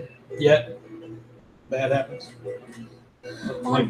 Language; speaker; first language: English; native; English